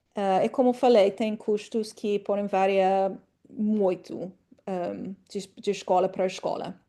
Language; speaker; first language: Portuguese; non-native, fluent; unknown